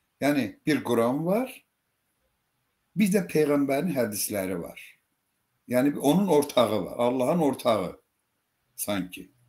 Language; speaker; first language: Turkish; non-native, learner; Azerbaijani